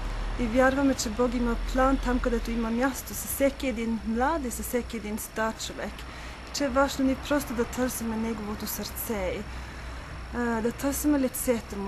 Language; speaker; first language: Bulgarian; non-native, fluent; Norwegian